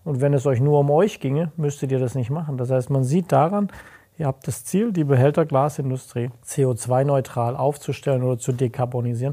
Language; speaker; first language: German; native; German